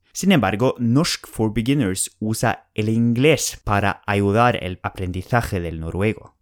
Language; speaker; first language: Spanish; non-native, fluent; Norwegian